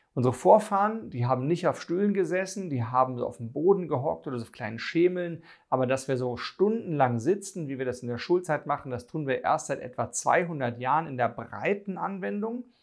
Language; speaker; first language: German; native; German